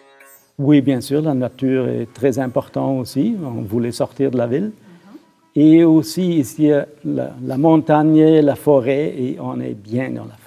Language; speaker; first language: French; non-native, fluent; German